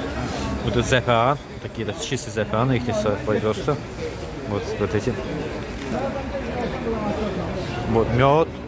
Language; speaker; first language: Russian; non-native, learner; Azerbaijani